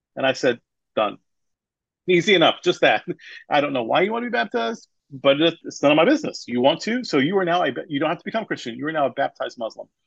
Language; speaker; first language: English; native; English